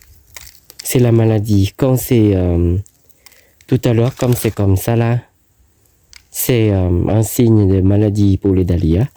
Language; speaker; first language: French; non-native, learner; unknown